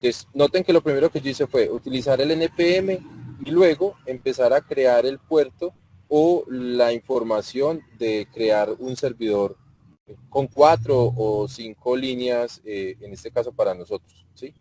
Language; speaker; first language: Spanish; native; Spanish